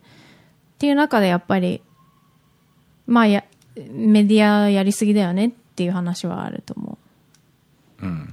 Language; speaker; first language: Japanese; native; Japanese